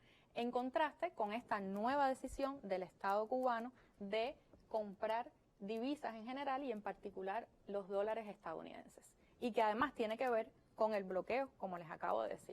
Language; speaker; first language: Spanish; native; Spanish